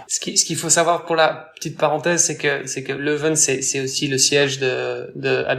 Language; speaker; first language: French; native; French